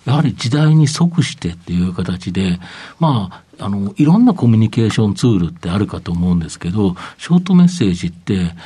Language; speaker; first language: Japanese; native; Japanese